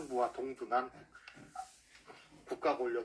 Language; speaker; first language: Korean; native; Korean